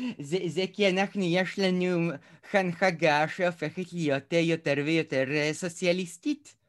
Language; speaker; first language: Hebrew; early bilingual, other home language; Russian